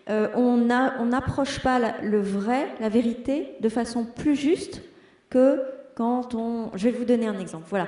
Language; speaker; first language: French; native; French